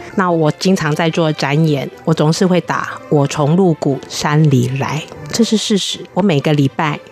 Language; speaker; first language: Chinese; native; Chinese